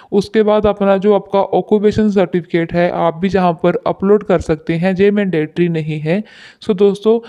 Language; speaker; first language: Hindi; non-native, local second language; Punjabi